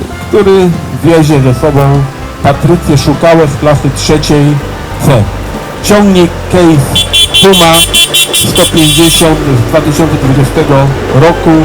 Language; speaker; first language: Polish; native; Polish